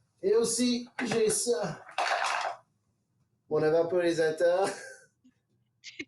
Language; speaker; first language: French; non-native, local second language; English